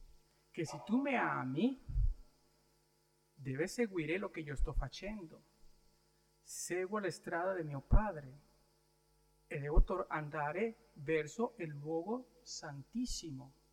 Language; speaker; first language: Italian; non-native, learner; Spanish